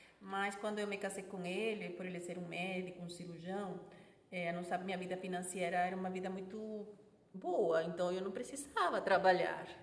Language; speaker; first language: Portuguese; non-native, fluent; Spanish